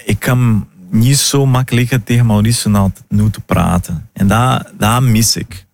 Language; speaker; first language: Dutch; non-native, fluent; Portuguese